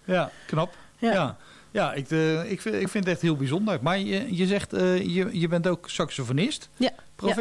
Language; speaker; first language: Dutch; native; Dutch